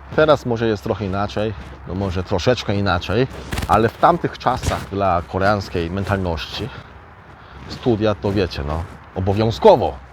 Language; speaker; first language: Polish; early bilingual, other home language; Korean